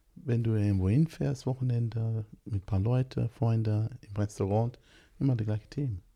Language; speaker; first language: German; non-native, fluent; English